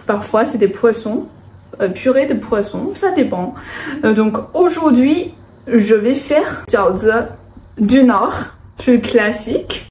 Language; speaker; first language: French; non-native, fluent; Chinese